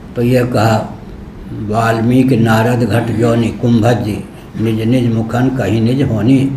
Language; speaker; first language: Hindi; non-native, local second language; Maithili